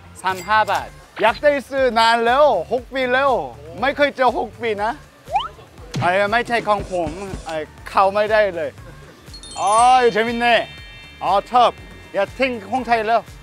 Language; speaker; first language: Thai; non-native, fluent; Korean